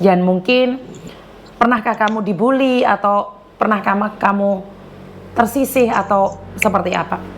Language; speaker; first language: Indonesian; non-native, local second language; Javanese